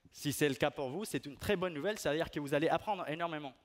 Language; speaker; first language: French; non-native, fluent; Spanish